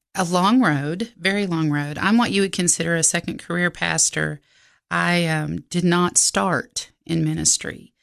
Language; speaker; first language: English; native; English